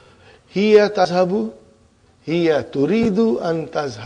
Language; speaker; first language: Arabic; non-native, fluent; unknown